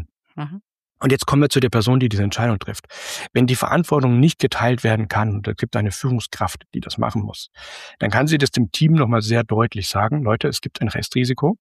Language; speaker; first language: German; native; German